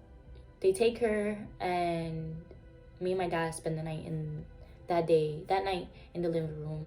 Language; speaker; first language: English; native; English